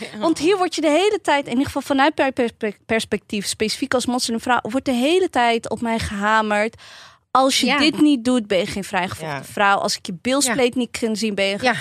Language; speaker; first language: Dutch; early bilingual, other home language; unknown